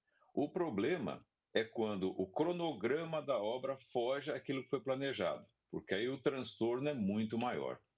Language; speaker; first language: Portuguese; native; Portuguese